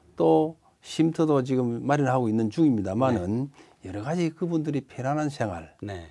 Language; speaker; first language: Korean; native; Korean